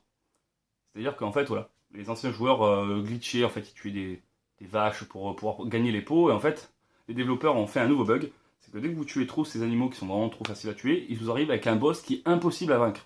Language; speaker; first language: French; native; French